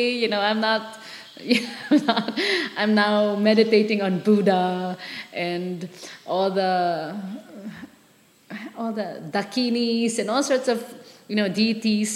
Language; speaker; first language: English; non-native, local second language; Filipino